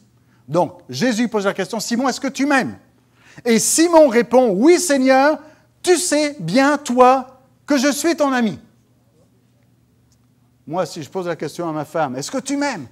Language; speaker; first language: French; native; French